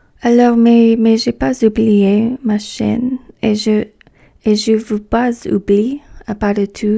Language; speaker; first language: French; non-native, fluent; English